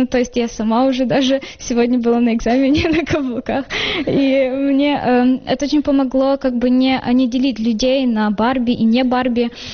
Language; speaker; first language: Russian; non-native, local second language; Ukrainian